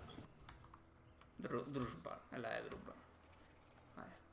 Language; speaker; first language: Spanish; native; Spanish